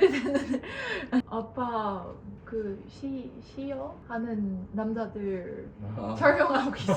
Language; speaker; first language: Korean; non-native, learner; Dutch